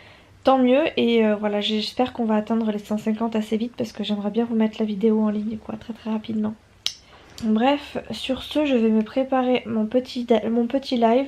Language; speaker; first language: French; native; French